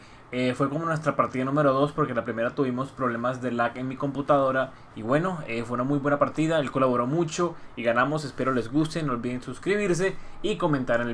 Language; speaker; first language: Spanish; native; Spanish